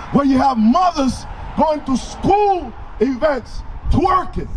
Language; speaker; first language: English; early bilingual, other home language; Spanish